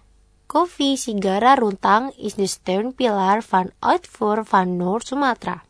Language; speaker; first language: Dutch; non-native, fluent; Indonesian